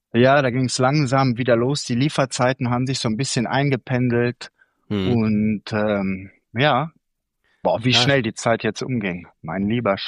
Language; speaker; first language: German; native; German